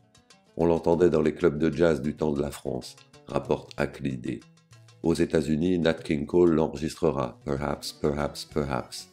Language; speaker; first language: French; native; French